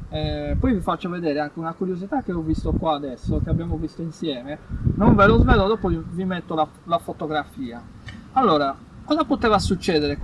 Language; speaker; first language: Italian; native; Italian